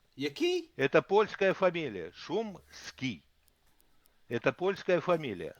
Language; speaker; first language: Ukrainian; non-native, learner; Russian